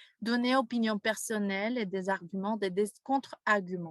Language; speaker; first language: French; non-native, fluent; Spanish